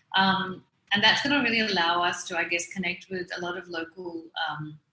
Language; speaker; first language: English; native; English